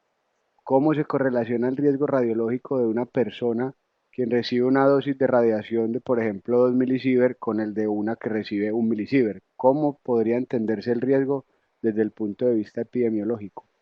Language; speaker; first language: Spanish; native; Spanish